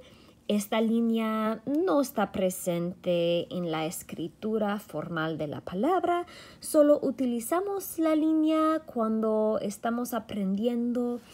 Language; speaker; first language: Spanish; non-native, fluent; English